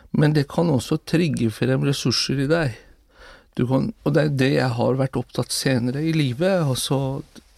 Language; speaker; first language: Norwegian; non-native, fluent; Persian